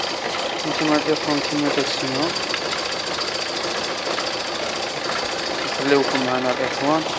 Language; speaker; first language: Arabic; native; Arabic